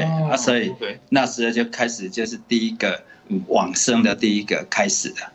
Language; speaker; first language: Chinese; native; Chinese